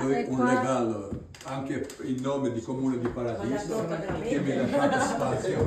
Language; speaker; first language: Italian; non-native, learner; Albanian